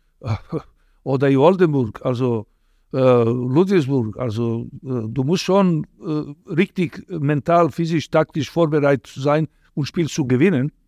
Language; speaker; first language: German; non-native, fluent; Serbian